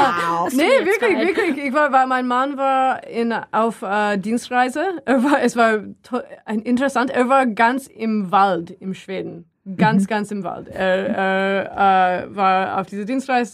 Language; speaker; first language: German; non-native, learner; English